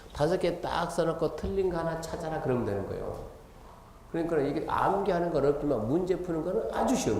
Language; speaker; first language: Korean; native; Korean